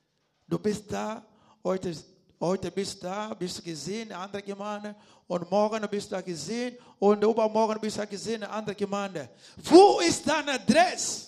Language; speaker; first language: German; non-native, learner; Lingala